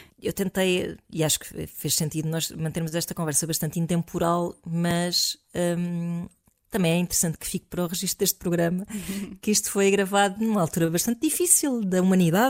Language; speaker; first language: Portuguese; native; Portuguese